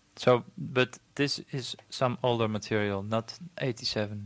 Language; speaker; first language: English; non-native, fluent; Dutch